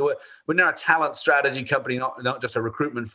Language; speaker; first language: English; native; English